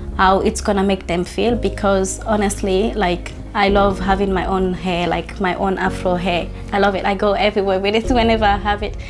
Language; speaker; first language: English; non-native, fluent; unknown